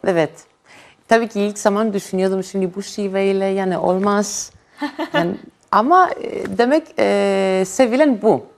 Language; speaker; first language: Turkish; non-native, fluent; Greek